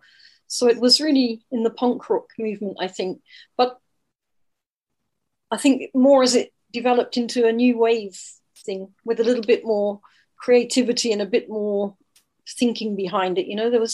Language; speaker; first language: English; native; English